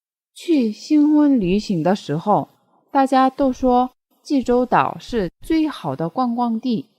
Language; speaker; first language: Chinese; non-native, fluent; Korean